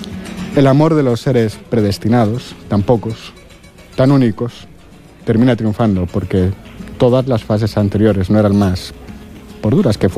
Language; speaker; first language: Spanish; native; Spanish